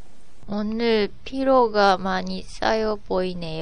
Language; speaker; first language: Korean; non-native, learner; Japanese